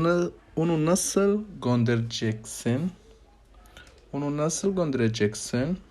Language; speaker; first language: Turkish; non-native, learner; Urdu